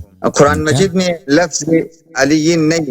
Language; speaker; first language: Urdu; non-native, learner; Persian